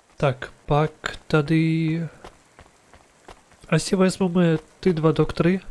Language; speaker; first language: Czech; non-native, learner; Ukrainian